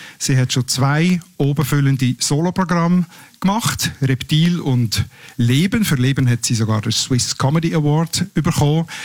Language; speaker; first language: German; native; German